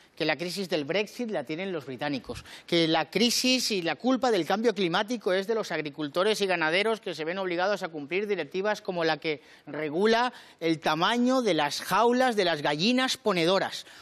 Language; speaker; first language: Spanish; native; Spanish